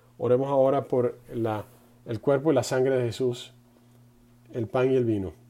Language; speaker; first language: Spanish; non-native, fluent; English